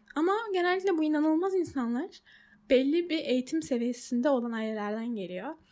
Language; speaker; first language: Turkish; early bilingual, heritage; Turkish